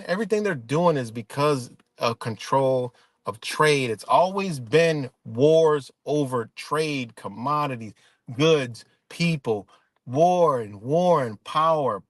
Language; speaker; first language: English; native; English